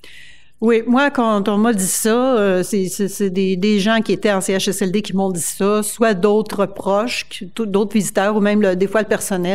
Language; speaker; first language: French; native; French